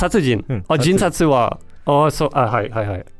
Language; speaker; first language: Japanese; non-native, learner; Danish